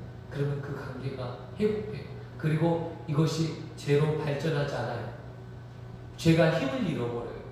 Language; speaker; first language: Korean; native; Korean